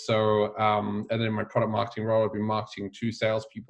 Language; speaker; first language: English; native; English